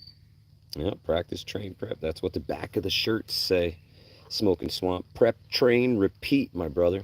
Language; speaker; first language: English; native; English